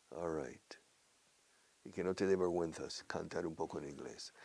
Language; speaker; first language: Spanish; non-native, fluent; English